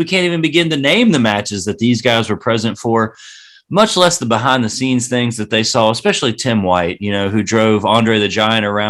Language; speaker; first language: English; native; English